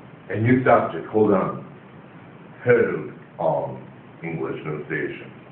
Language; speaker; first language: English; non-native, learner; Greek